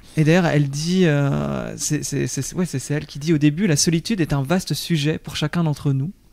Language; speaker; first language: French; native; French